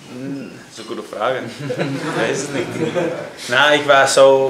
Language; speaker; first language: German; non-native, fluent; English